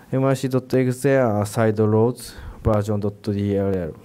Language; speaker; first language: English; non-native, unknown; Japanese